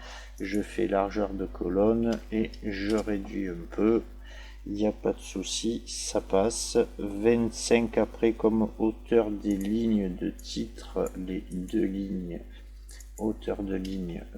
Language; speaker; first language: French; native; French